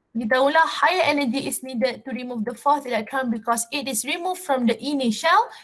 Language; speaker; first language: English; non-native, local second language; Malay